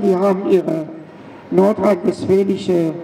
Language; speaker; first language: German; non-native, fluent; Persian